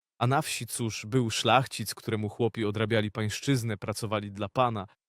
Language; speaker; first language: Polish; non-native, fluent; Ukrainian